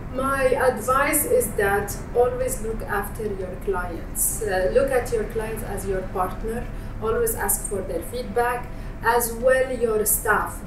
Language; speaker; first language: English; non-native, fluent; Arabic